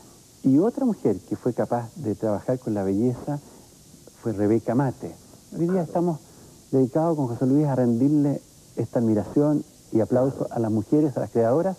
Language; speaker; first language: Spanish; native; Spanish